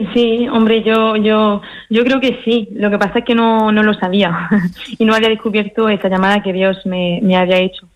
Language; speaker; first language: Spanish; early bilingual, heritage; French